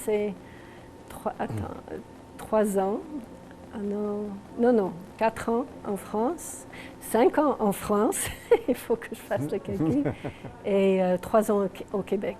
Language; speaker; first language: French; non-native, local second language; English